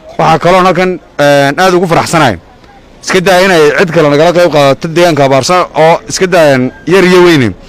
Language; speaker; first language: Somali; native; Somali